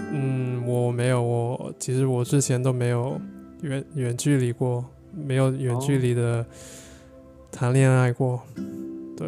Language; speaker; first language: Chinese; non-native, learner; English